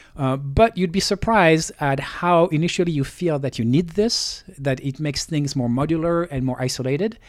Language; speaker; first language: English; non-native, fluent; French